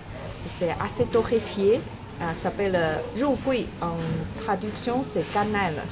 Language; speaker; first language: French; non-native, learner; Chinese